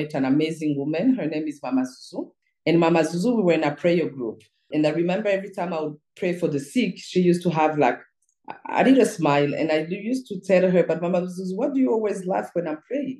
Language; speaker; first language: English; non-native, local second language; Kinyarwanda